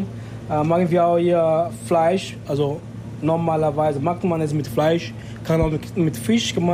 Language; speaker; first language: German; non-native, fluent; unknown